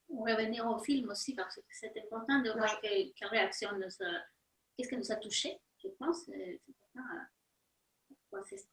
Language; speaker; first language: French; non-native, fluent; Spanish